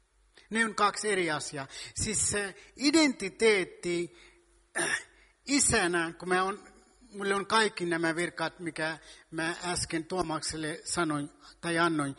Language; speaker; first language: Finnish; non-native, fluent; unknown